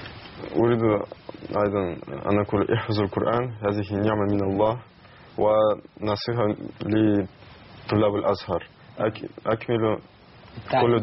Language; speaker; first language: Arabic; non-native, learner; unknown